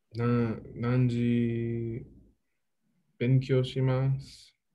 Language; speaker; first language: Japanese; non-native, learner; English